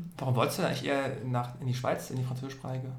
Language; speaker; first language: German; native; German